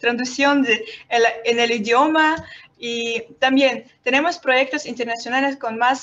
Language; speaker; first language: Spanish; non-native, learner; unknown